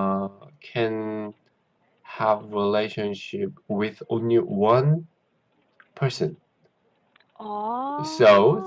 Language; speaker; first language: English; non-native, learner; Korean